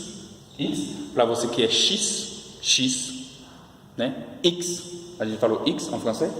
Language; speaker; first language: Portuguese; non-native, fluent; Haitian Creole